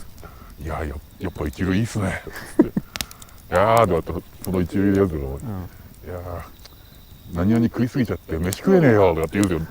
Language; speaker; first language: Japanese; native; Japanese